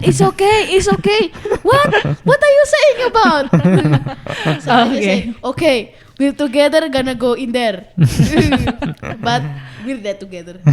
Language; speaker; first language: English; non-native, learner; Indonesian